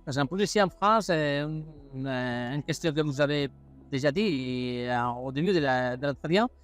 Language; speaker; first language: French; non-native, fluent; Spanish